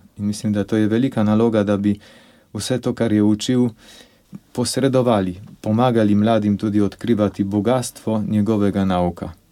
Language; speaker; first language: Slovenian; non-native, fluent; Polish